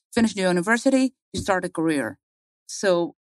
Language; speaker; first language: English; non-native, fluent; Hebrew